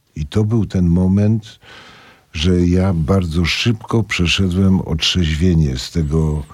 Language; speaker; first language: Polish; native; Polish